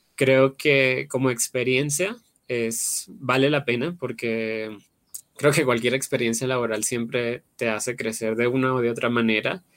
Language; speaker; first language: Spanish; native; Spanish